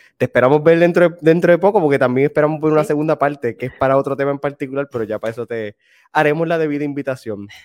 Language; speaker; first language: Spanish; native; Spanish